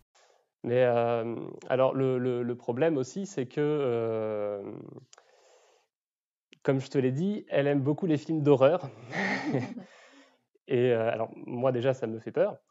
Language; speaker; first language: French; native; French